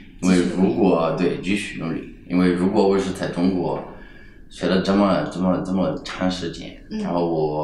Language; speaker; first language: Chinese; non-native, fluent; Italian